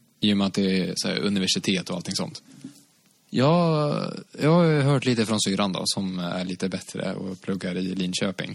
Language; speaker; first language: Swedish; native; Swedish